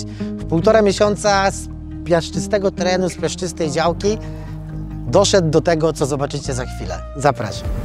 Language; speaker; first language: Polish; native; Polish